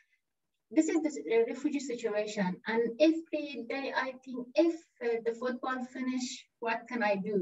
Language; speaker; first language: English; non-native, learner; Persian